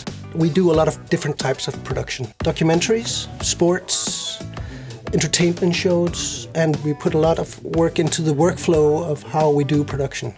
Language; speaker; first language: English; non-native, fluent; Danish